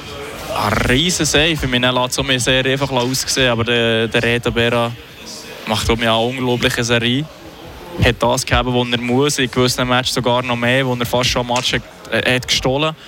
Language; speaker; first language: German; native; German